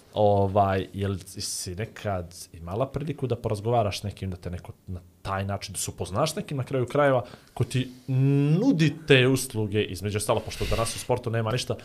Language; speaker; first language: Bosnian; native; Bosnian